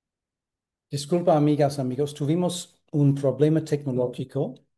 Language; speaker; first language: Spanish; non-native, fluent; English